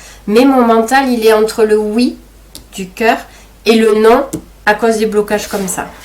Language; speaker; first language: French; native; French